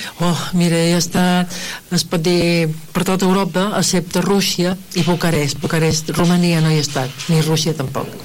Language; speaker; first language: Catalan; early bilingual, heritage; Catalan